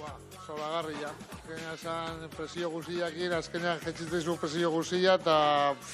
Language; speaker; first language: Basque; non-native, local second language; Spanish